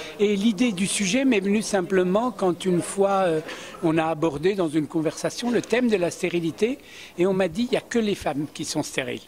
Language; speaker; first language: French; early bilingual, other home language; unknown